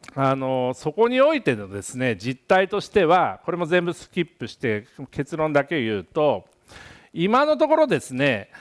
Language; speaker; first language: Japanese; native; Japanese